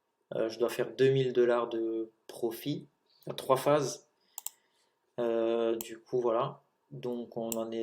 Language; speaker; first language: French; native; French